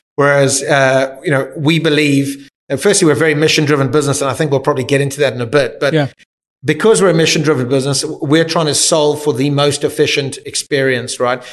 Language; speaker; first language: English; native; English